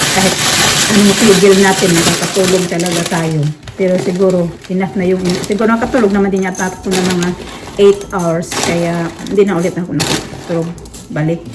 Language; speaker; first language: Filipino; non-native, local second language; Cebuano